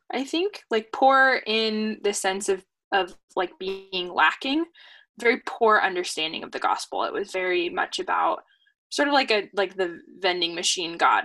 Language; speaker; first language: English; native; English